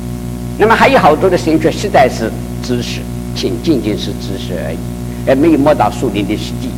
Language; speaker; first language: Chinese; native; Chinese